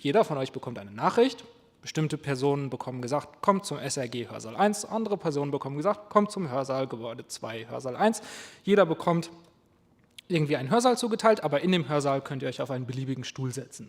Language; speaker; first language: German; native; German